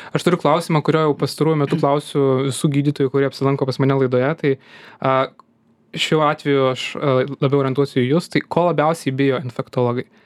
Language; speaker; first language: Lithuanian; native; Lithuanian